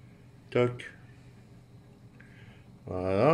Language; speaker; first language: French; native; French